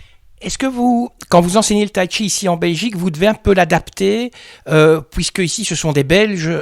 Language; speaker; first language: French; native; French